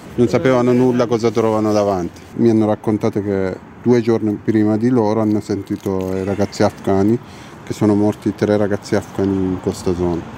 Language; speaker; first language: Italian; non-native, fluent; Persian